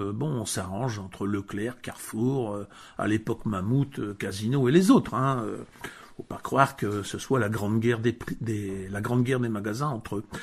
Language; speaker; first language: French; native; French